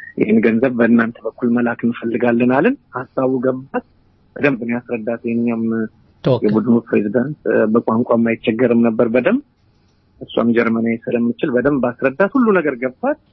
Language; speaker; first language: Amharic; native; Amharic